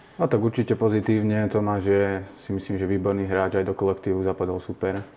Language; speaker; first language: Slovak; native; Slovak